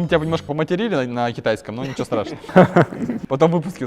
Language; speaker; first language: Russian; native; Russian